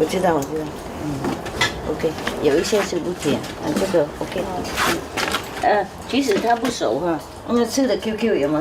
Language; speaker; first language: Chinese; non-native, fluent; Vietnamese